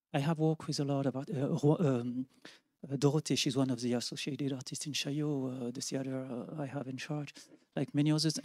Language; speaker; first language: English; non-native, fluent; French